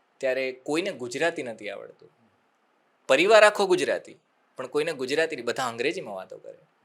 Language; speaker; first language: Gujarati; native; Gujarati